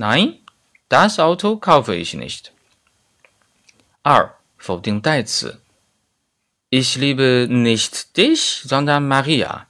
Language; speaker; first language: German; non-native, fluent; Chinese